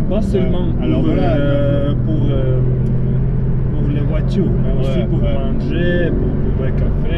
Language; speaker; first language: French; non-native, learner; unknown